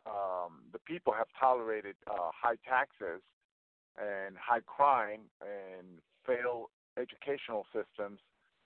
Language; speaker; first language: English; native; English